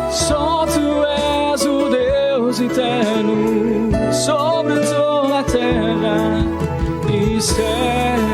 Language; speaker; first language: Portuguese; native; Portuguese